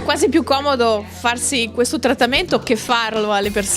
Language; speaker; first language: Italian; native; Italian